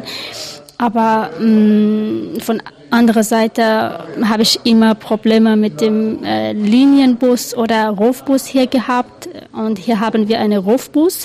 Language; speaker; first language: German; non-native, learner; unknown